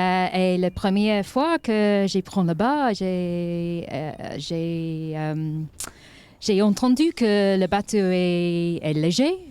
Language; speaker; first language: French; non-native, learner; English